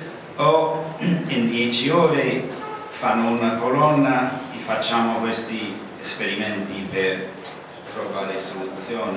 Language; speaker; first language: Italian; non-native, learner; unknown